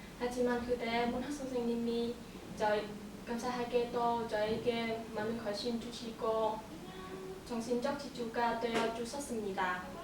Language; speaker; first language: Korean; non-native, learner; Vietnamese